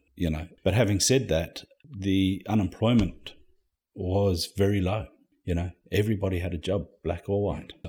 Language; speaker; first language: English; native; English